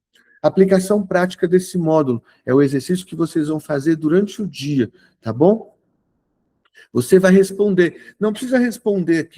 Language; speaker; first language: Portuguese; native; Portuguese